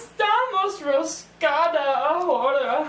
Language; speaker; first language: Spanish; non-native, learner; English